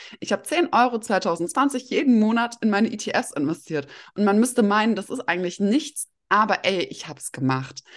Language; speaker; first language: German; early bilingual, other home language; Russian